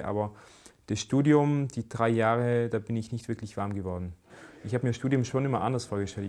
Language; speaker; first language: German; native; German